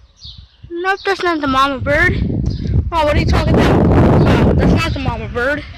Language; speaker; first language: English; native; English